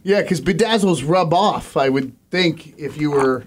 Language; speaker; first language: English; native; English